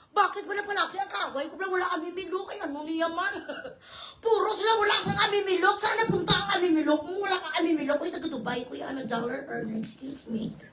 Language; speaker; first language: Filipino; non-native, local second language; Hiligaynon